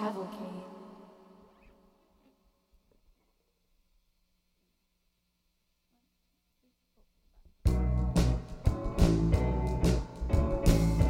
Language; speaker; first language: English; native; English